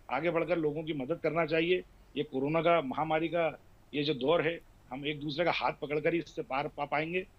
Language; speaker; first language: Hindi; native; Hindi